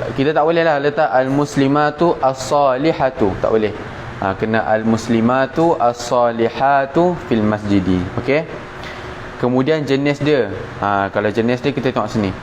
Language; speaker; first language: Malay; native; Malay